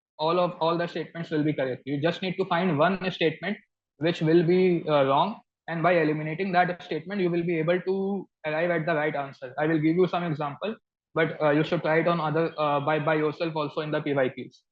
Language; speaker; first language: English; non-native, local second language; Hindi